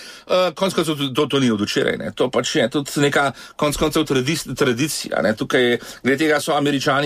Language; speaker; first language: Slovenian; native; Slovenian